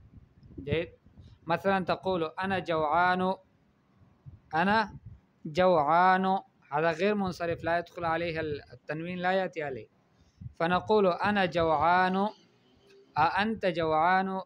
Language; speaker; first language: Arabic; non-native, fluent; Urdu